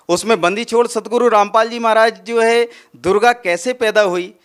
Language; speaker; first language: Hindi; native; Hindi